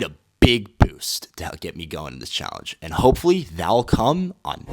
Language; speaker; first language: English; native; English